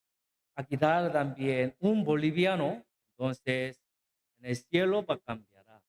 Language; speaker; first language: Spanish; non-native, learner; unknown